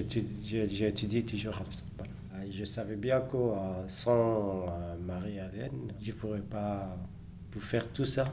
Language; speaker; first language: French; non-native, fluent; Arabic